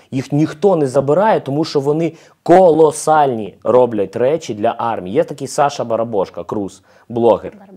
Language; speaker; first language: Ukrainian; non-native, local second language; Russian